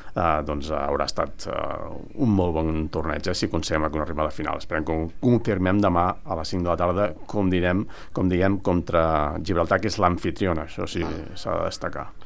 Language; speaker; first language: Catalan; native; Catalan